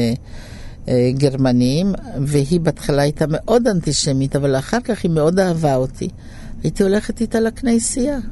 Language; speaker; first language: Hebrew; early bilingual, other home language; Polish